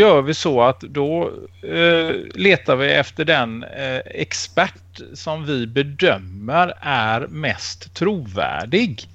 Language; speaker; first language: Swedish; native; Swedish